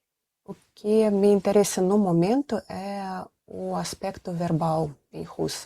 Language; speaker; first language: Portuguese; non-native, fluent; Russian